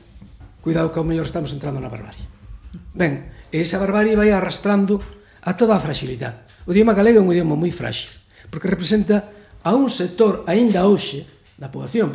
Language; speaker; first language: Galician; native; Galician